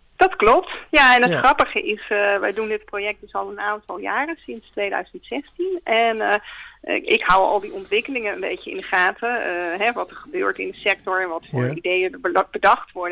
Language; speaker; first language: Dutch; native; Dutch